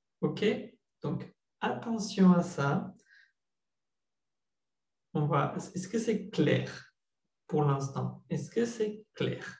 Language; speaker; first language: French; non-native, fluent; Spanish